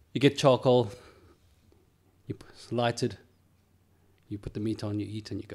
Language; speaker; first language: English; native; English